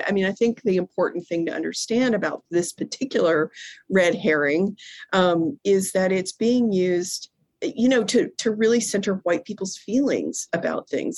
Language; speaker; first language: English; native; English